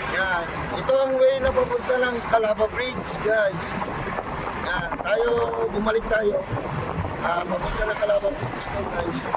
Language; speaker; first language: Filipino; non-native, local second language; Iloko